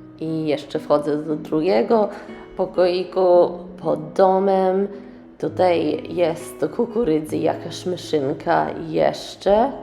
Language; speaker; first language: Polish; early bilingual, heritage; English